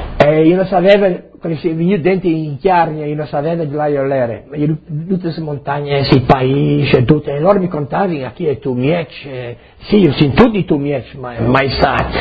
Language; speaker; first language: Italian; non-native, learner; Friulian